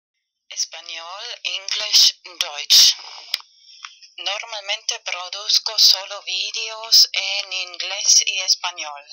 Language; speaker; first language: Spanish; non-native, learner; German